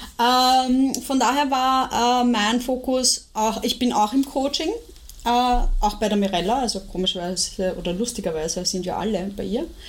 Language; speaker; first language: German; early bilingual, other home language; Bosnian